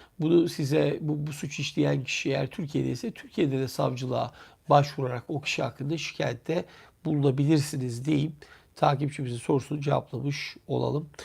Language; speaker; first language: Turkish; native; Turkish